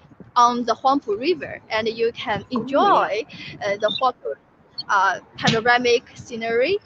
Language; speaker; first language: English; non-native, fluent; Chinese